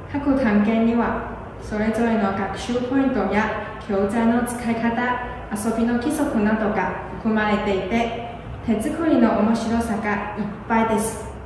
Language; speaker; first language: Japanese; non-native, learner; Chinese